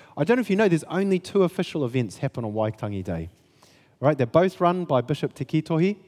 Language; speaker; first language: English; native; English